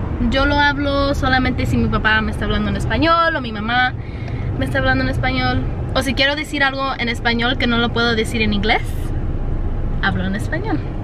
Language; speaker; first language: Spanish; early bilingual, heritage; Spanish